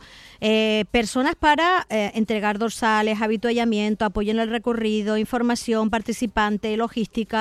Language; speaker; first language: Spanish; native; Spanish